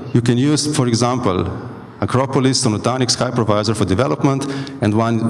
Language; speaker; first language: English; non-native, fluent; Slovenian